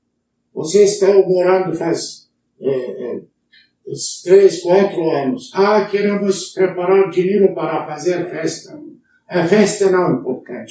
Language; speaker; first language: Portuguese; non-native, learner; Arabic